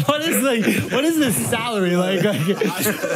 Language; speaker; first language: English; native; English